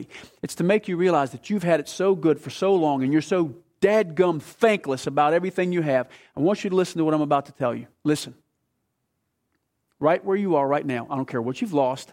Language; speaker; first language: English; native; English